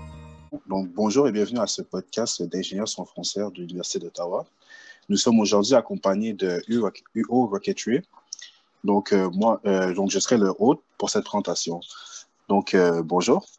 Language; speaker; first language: French; native; French